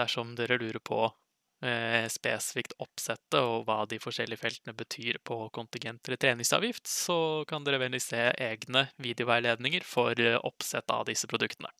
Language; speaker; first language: Norwegian; native; Norwegian